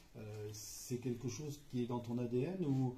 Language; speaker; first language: French; native; French